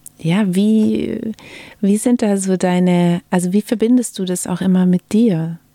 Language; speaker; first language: German; native; German